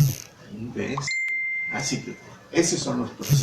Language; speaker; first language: Spanish; native; Spanish